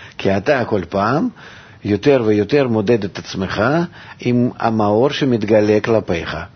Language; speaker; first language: Hebrew; non-native, fluent; Russian